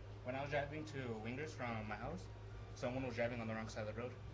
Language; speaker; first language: English; early bilingual, other home language; Spanish